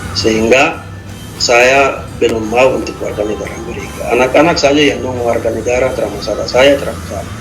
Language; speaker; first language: Indonesian; native; Indonesian